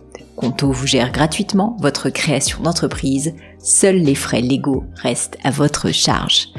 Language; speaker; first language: French; native; French